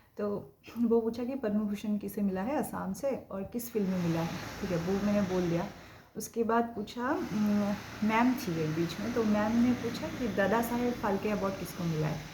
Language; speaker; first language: Hindi; non-native, local second language; Assamese